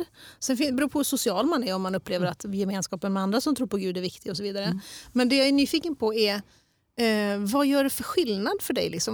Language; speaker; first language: Swedish; native; Swedish